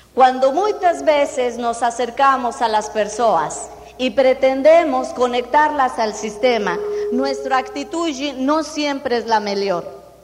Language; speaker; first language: Spanish; non-native, fluent; Portuguese